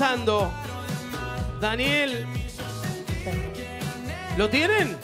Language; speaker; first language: Spanish; native; Spanish